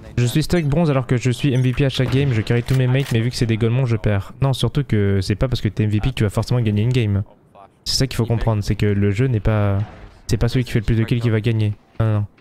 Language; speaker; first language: French; early bilingual, other home language; Korean